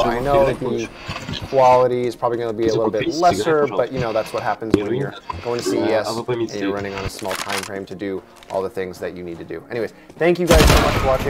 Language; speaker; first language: English; native; English